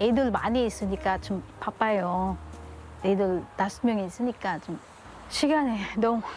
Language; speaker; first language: Korean; non-native, learner; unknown